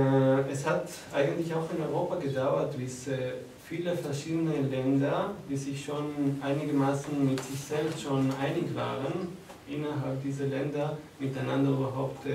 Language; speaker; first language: German; non-native, fluent; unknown